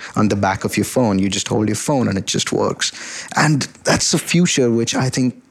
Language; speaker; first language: English; non-native, local second language; Hindi